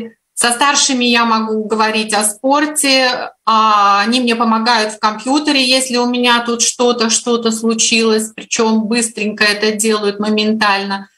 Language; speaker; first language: Russian; native; Russian